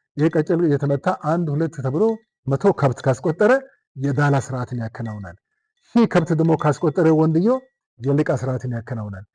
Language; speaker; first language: Amharic; non-native, local second language; Wolaytta